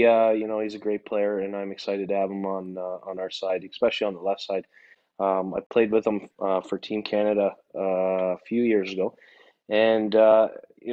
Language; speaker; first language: English; native; English